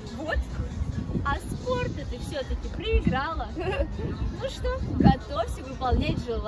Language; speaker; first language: Russian; native; Russian